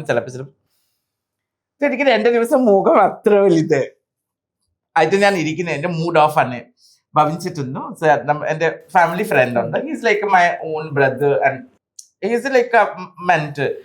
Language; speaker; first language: Malayalam; non-native, fluent; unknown